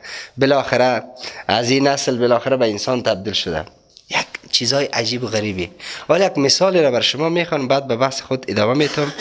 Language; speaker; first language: Persian; native; Persian